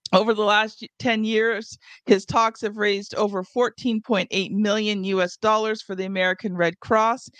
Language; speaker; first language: English; native; English